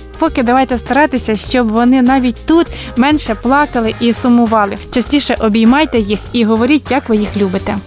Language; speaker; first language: Ukrainian; native; Ukrainian